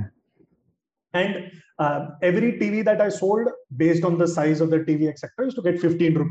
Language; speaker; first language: English; non-native, local second language; Hindi